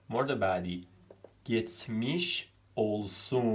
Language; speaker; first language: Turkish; non-native, fluent; Persian